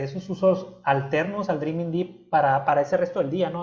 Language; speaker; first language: Spanish; native; Spanish